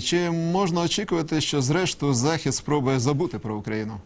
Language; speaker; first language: Ukrainian; native; Ukrainian